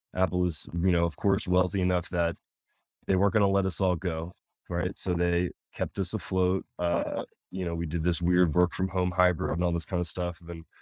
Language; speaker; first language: English; native; English